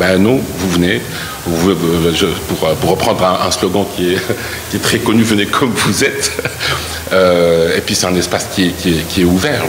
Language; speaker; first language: French; non-native, local second language; Arabic